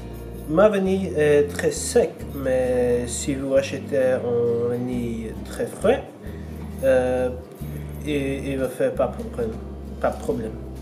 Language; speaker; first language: French; non-native, learner; Latvian